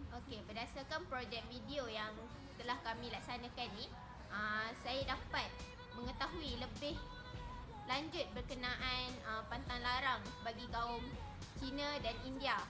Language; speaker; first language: Malay; native; Malay